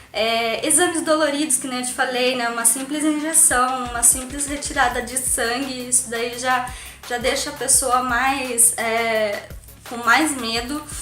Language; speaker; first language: Portuguese; native; Portuguese